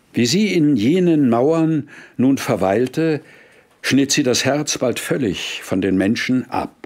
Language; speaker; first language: German; native; German